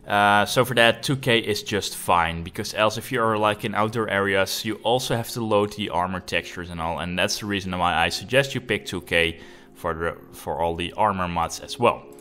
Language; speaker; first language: English; non-native, fluent; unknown